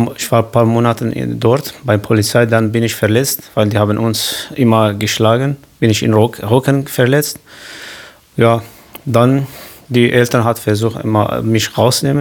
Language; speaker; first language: German; non-native, learner; Kurdish